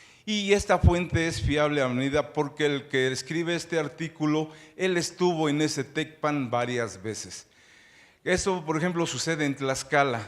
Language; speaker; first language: Spanish; native; Spanish